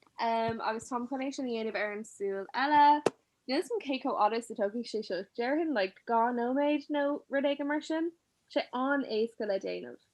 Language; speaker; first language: Irish; non-native, local second language; English